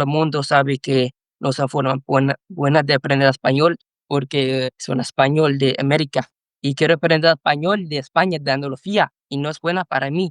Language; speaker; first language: Spanish; non-native, learner; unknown